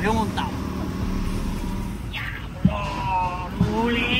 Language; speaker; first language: Spanish; native; Spanish